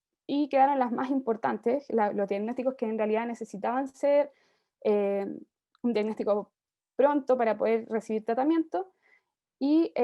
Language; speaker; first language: Spanish; native; Spanish